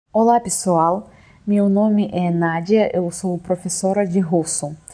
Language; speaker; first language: Portuguese; non-native, fluent; Russian